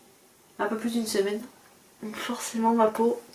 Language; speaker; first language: French; native; French